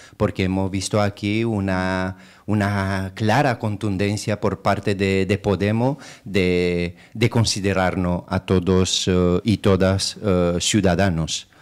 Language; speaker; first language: Spanish; non-native, fluent; Romanian